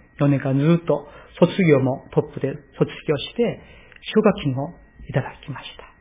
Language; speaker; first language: Japanese; non-native, fluent; Korean